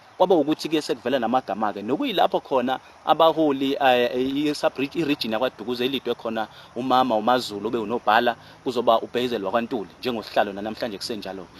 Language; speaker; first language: Zulu; native; Zulu